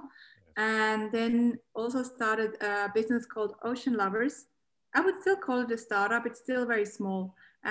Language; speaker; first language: English; native; English